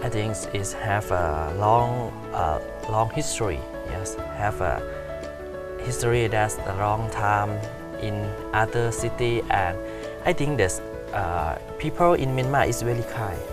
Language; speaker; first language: English; non-native, learner; Thai